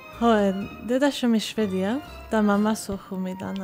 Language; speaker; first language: Georgian; early bilingual, heritage; Swedish